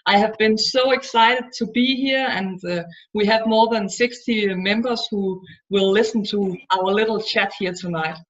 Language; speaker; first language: English; non-native, fluent; Danish